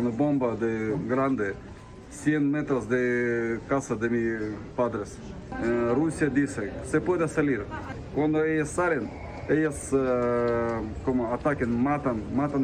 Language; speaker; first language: Spanish; non-native, learner; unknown